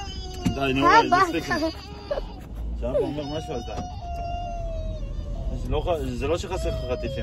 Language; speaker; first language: Hebrew; native; Hebrew